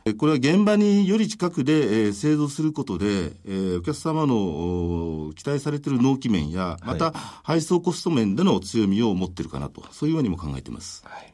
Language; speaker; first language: Japanese; native; Japanese